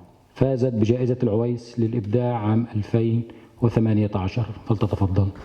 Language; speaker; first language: Arabic; native; Arabic